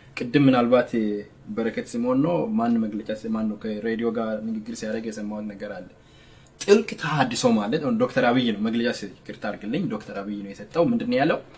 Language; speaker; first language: Amharic; non-native, local second language; Sidamo